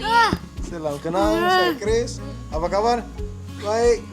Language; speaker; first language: Indonesian; non-native, learner; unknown